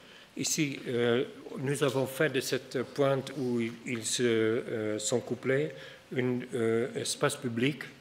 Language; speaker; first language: French; non-native, fluent; Dutch